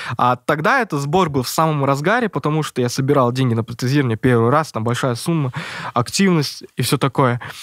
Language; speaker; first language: Russian; native; Russian